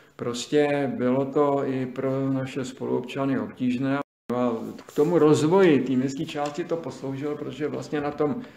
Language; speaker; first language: Czech; native; Czech